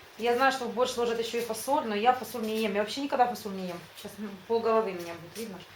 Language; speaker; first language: Russian; native; Russian